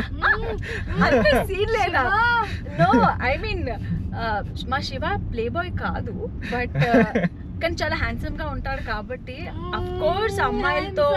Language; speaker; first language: Telugu; native; Telugu